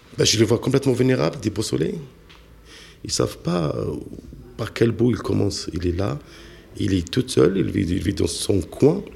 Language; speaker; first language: French; non-native, local second language; Arabic